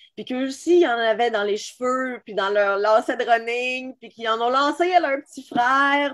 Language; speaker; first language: French; native; French